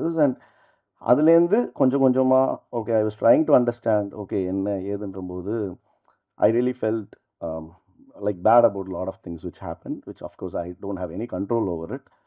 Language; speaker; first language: Tamil; native; Tamil